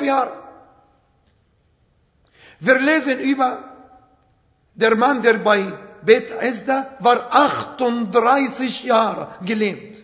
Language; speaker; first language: German; non-native, fluent; Arabic